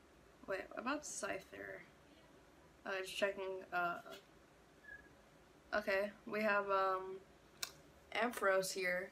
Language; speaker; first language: English; native; English